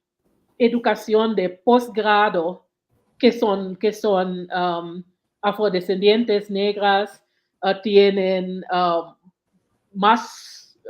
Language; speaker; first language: Spanish; non-native, learner; English